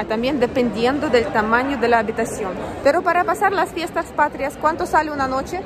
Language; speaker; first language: Spanish; non-native, fluent; Russian